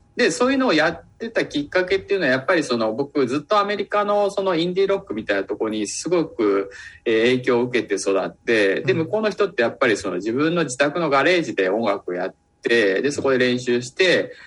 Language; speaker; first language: Japanese; native; Japanese